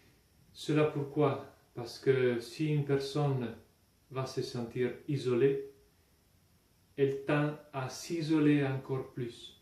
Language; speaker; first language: French; non-native, fluent; Italian